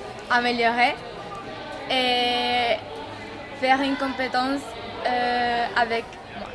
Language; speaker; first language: French; non-native, learner; Spanish